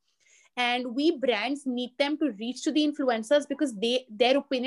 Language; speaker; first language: English; non-native, local second language; Hindi